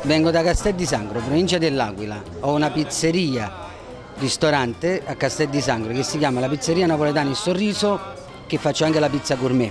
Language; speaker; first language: Italian; native; Italian